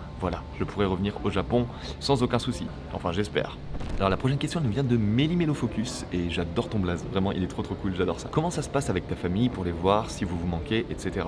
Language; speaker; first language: French; native; French